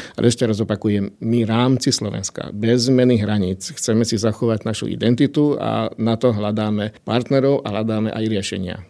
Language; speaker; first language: Slovak; non-native, local second language; Hungarian